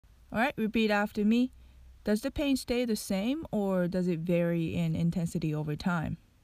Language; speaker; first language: English; non-native, fluent; Japanese